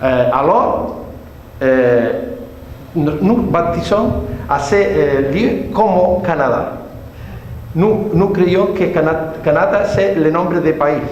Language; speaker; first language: French; non-native, learner; Spanish